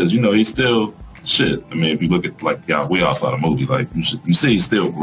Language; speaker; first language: English; native; English